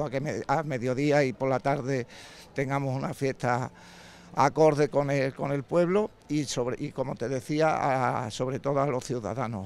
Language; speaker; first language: Spanish; native; Spanish